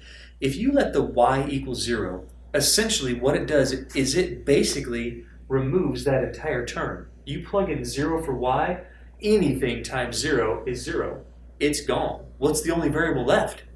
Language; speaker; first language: English; native; English